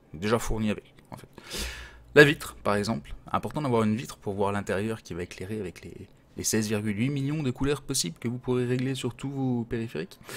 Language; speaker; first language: French; native; French